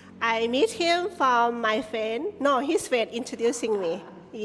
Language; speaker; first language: English; non-native, learner; Thai